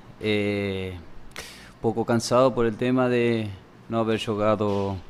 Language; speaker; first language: Portuguese; non-native, learner; Spanish